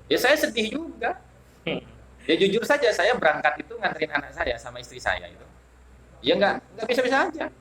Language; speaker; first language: Indonesian; non-native, local second language; Madurese